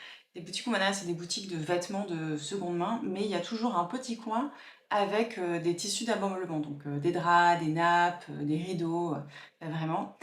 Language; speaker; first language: French; native; French